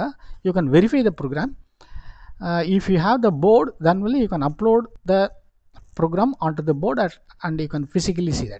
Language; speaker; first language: English; non-native, local second language; Tamil